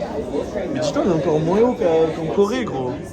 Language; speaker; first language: French; native; French